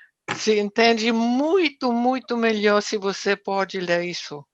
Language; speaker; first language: Portuguese; non-native, fluent; German